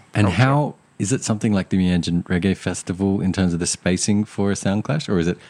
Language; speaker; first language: English; native; English